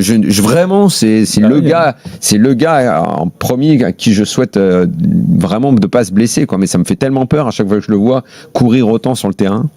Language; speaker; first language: French; native; French